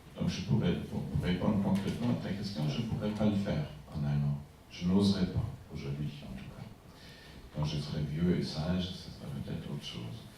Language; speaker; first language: French; non-native, fluent; German